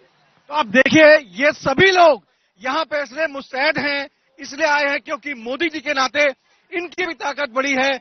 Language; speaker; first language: Hindi; native; Hindi